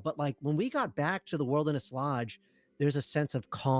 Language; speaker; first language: English; native; English